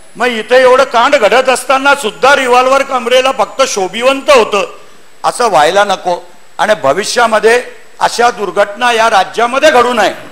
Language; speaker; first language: Marathi; native; Marathi